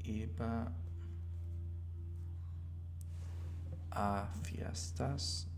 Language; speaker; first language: Spanish; non-native, learner; English